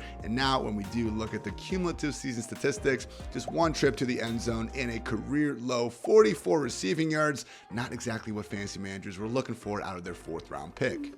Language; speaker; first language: English; native; English